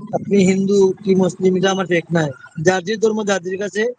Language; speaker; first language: Bangla; non-native, local second language; Sylheti